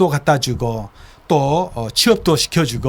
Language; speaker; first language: Korean; native; Korean